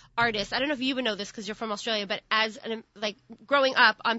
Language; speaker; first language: English; native; English